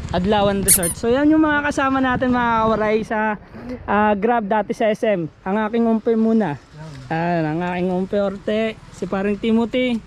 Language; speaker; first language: Filipino; native; Filipino